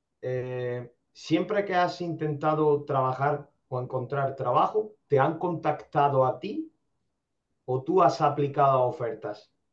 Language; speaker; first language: Spanish; native; Spanish